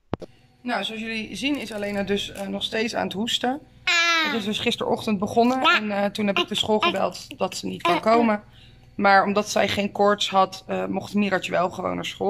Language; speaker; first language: Dutch; native; Dutch